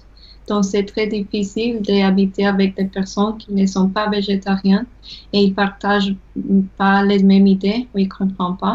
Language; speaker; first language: French; non-native, learner; English